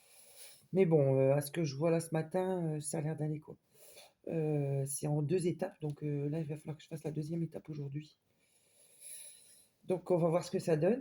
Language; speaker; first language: French; native; French